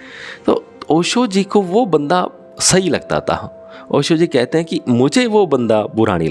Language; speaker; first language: Hindi; native; Hindi